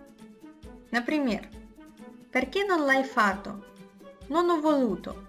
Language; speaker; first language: Italian; non-native, fluent; Russian